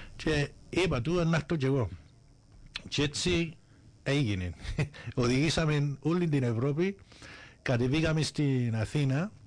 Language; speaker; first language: Greek; early bilingual, heritage; Greek